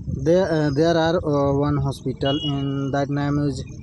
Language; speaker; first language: English; non-native, learner; Hindi